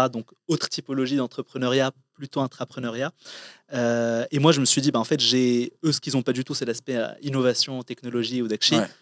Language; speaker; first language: French; non-native, local second language; Arabic